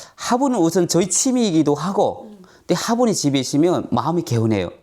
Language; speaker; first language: Korean; native; Korean